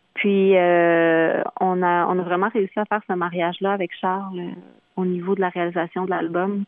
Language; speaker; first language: French; native; French